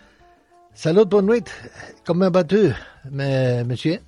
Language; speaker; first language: French; non-native, learner; Spanish